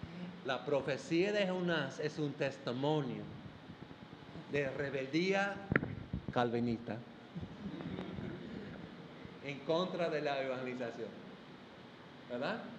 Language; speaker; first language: Spanish; non-native, fluent; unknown